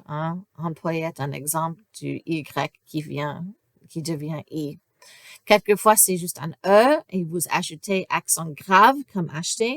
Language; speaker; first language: French; non-native, fluent; English